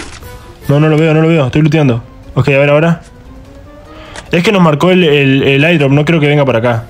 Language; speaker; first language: Spanish; native; Spanish